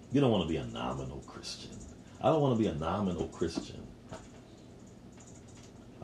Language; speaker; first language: English; native; English